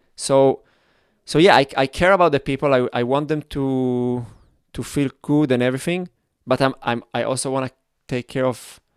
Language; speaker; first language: English; non-native, fluent; Hebrew